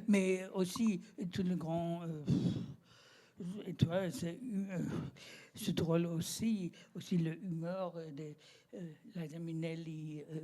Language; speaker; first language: French; non-native, learner; German